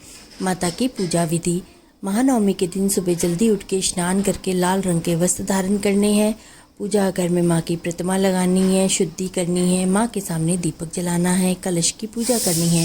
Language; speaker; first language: Hindi; native; Hindi